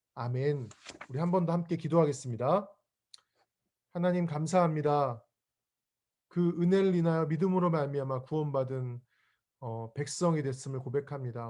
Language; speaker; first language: Korean; native; Korean